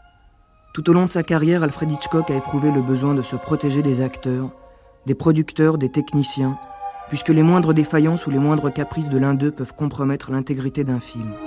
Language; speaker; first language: French; native; French